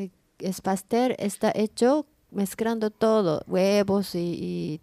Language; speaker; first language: Spanish; non-native, learner; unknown